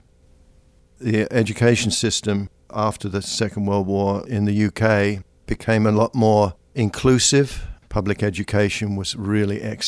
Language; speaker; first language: English; native; English